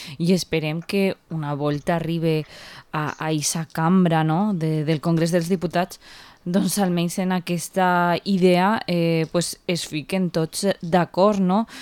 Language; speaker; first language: Catalan; native; Catalan